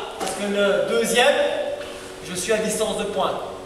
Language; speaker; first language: French; native; French